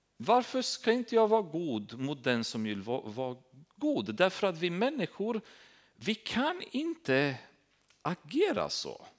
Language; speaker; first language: Swedish; non-native, fluent; Romanian